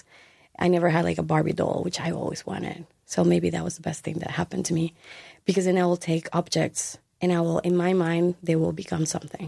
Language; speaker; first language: English; non-native, fluent; Spanish